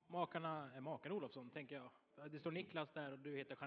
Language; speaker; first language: Swedish; native; Swedish